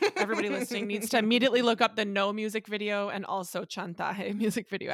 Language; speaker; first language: English; native; English